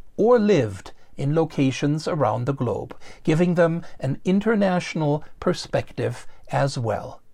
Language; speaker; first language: English; non-native, fluent; German